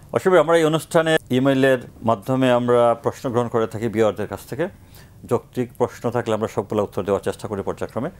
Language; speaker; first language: Bangla; native; Bangla